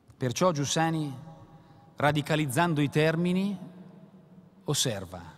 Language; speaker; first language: Italian; native; Italian